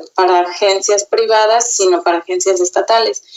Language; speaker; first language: Spanish; native; Spanish